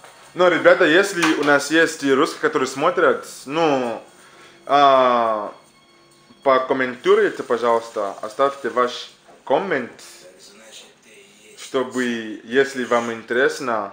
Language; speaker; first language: Russian; non-native, learner; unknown